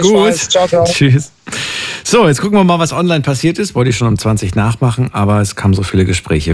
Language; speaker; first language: German; native; German